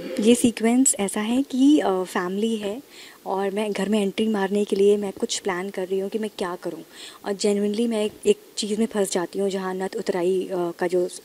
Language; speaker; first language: Hindi; native; Hindi